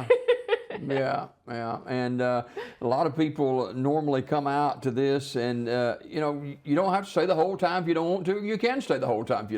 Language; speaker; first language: English; native; English